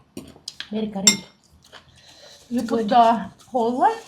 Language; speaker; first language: English; non-native, fluent; Filipino